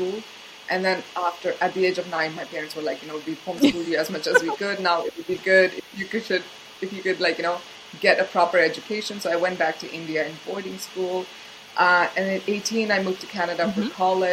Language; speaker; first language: English; non-native, local second language; Hindi